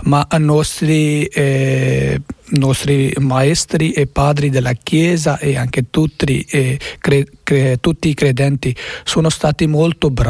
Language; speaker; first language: Italian; non-native, learner; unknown